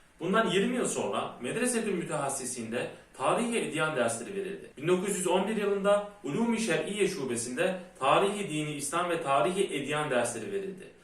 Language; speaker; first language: Turkish; early bilingual, heritage; Turkish